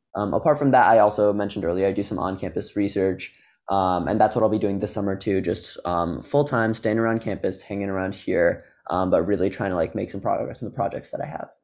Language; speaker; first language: English; native; English